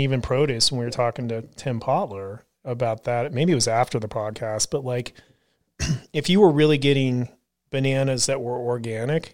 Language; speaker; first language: English; native; English